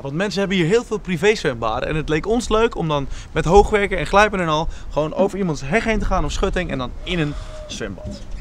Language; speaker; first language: Dutch; native; Dutch